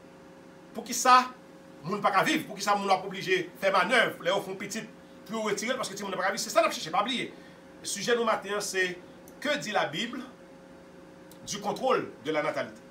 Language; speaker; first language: French; non-native, local second language; Haitian Creole